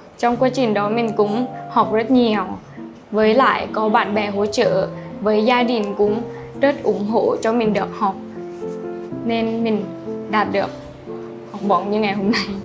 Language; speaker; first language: Vietnamese; non-native, learner; Lao